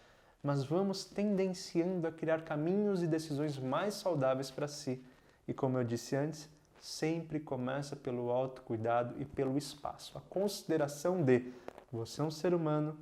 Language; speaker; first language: Portuguese; native; Portuguese